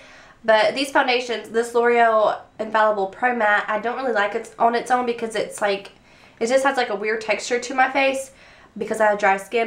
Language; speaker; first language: English; native; English